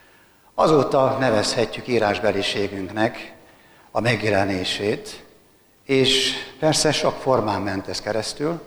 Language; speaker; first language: Hungarian; native; Hungarian